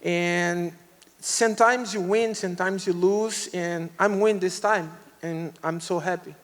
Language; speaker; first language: English; non-native, learner; Portuguese